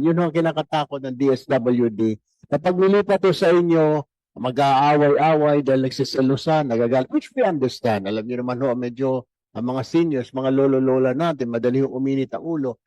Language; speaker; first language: Filipino; native; Filipino